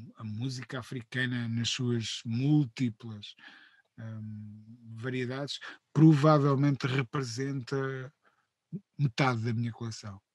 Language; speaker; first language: Portuguese; native; Portuguese